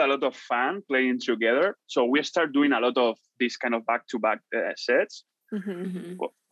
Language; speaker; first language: English; non-native, fluent; Spanish